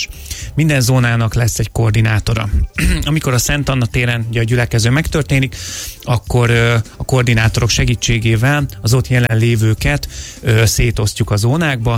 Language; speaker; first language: Hungarian; native; Hungarian